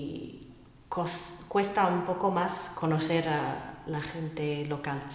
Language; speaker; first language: Spanish; non-native, fluent; English